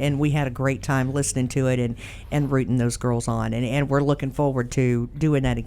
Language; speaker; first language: English; native; English